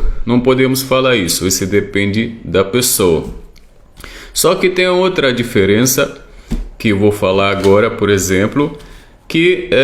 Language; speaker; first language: Portuguese; non-native, fluent; Arabic